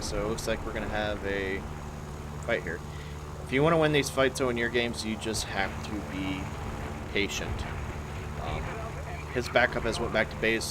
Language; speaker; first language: English; native; English